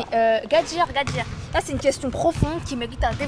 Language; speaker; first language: French; native; French